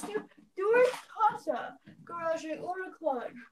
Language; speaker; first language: Irish; non-native, learner; English